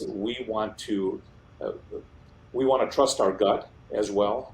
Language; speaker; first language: English; native; English